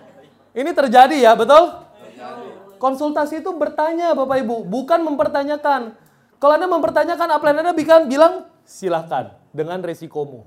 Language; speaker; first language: Indonesian; native; Indonesian